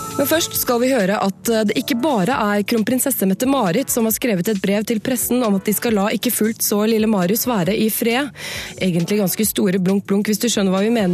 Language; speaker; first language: Norwegian; native; Norwegian